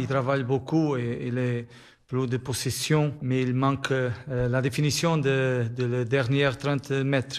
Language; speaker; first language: French; non-native, learner; Portuguese